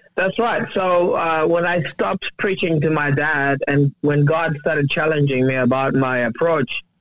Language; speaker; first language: English; non-native, local second language; Ganda